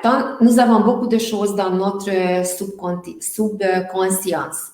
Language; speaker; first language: French; non-native, learner; Hungarian